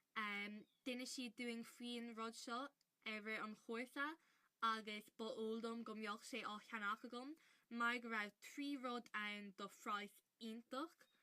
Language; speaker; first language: Irish; native; Irish